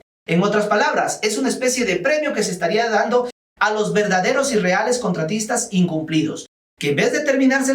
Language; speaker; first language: Spanish; native; Spanish